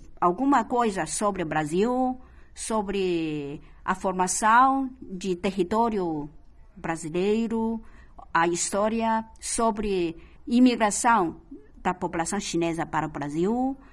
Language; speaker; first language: Portuguese; non-native, fluent; Chinese